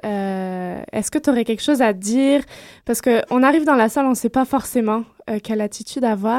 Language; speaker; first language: French; native; French